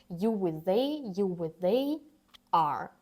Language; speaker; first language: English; non-native, fluent; Ukrainian